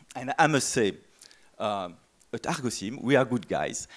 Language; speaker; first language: English; non-native, fluent; French